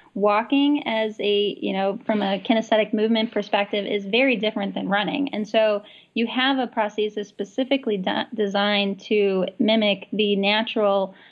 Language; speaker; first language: English; native; English